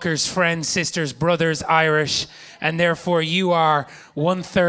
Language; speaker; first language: English; native; English